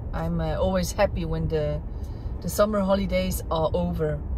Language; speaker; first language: English; non-native, fluent; German